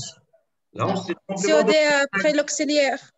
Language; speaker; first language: French; non-native, local second language; Arabic